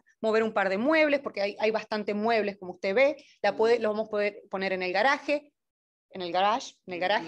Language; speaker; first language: Spanish; native; Spanish